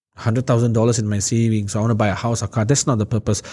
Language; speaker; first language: English; native; English